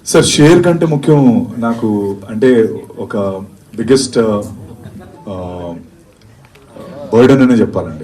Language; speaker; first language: Telugu; native; Telugu